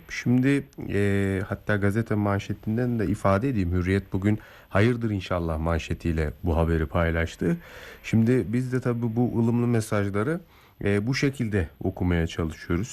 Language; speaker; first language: Turkish; native; Turkish